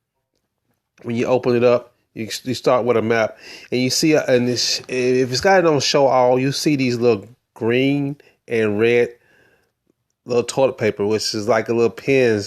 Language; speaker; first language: English; native; English